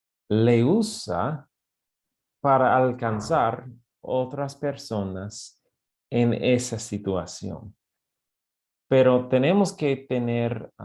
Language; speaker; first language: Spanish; non-native, fluent; English